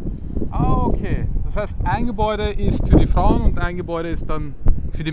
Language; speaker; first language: German; native; German